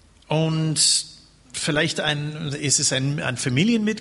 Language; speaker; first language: German; non-native, fluent; English